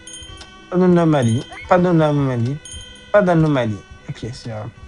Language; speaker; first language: French; native; French